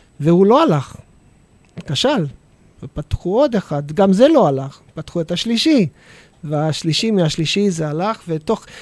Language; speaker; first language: Hebrew; non-native, fluent; English